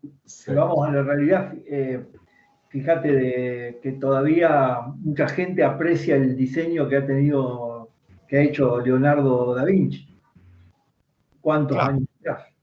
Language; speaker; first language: Spanish; native; Spanish